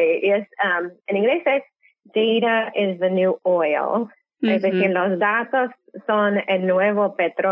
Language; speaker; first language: Spanish; non-native, fluent; English